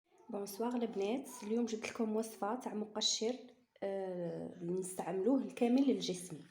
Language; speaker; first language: Arabic; native; Arabic